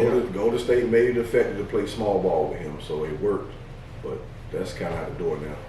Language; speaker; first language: English; native; English